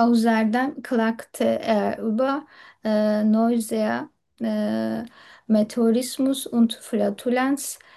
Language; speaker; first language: German; non-native, learner; Turkish